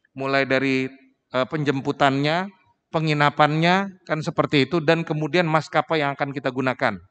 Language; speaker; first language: Indonesian; native; Indonesian